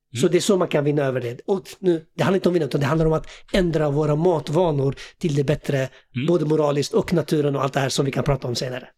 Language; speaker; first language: Swedish; early bilingual, other home language; Assyrian Neo-Aramaic